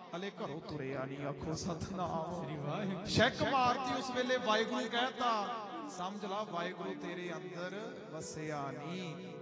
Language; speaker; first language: Punjabi; early bilingual, heritage; Punjabi